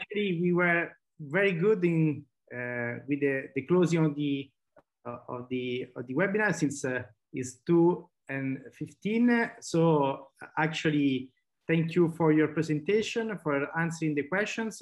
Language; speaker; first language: English; non-native, fluent; Italian